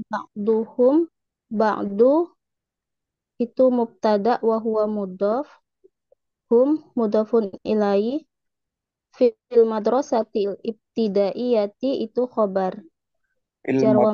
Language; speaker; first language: Arabic; non-native, learner; Malay